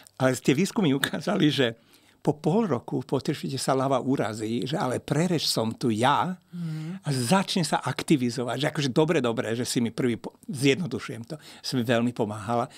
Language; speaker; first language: Slovak; non-native, local second language; Hungarian